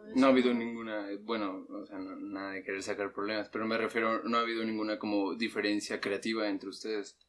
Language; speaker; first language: Spanish; native; Spanish